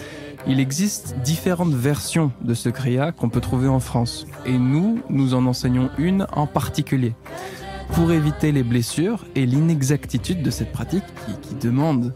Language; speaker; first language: French; native; French